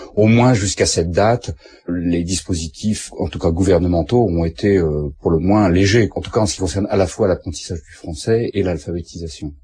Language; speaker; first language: French; native; French